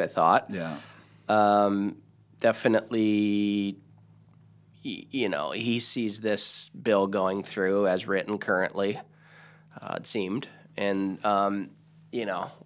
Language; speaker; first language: English; native; English